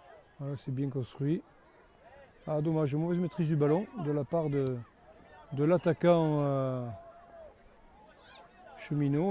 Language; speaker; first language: French; native; French